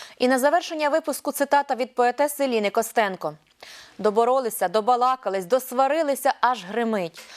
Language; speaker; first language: Ukrainian; native; Ukrainian